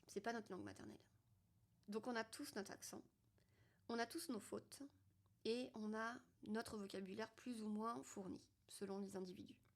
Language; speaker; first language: French; native; French